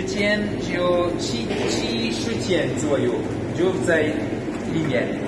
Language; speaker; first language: Chinese; non-native, fluent; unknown